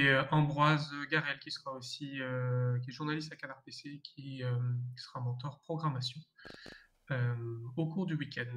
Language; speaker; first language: French; native; French